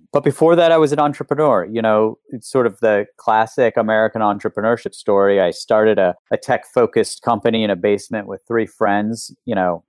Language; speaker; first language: English; native; English